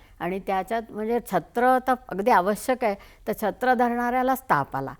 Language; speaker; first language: Marathi; native; Marathi